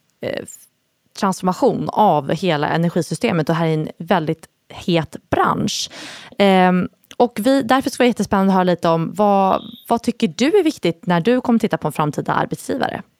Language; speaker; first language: Swedish; native; Swedish